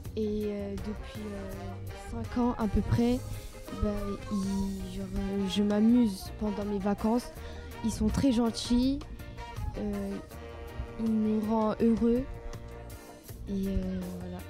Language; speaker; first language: French; early bilingual, other home language; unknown